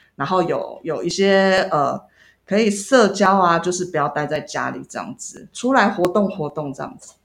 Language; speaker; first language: Chinese; native; Chinese